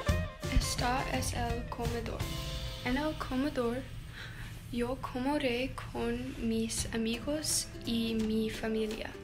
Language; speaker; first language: Spanish; non-native, learner; English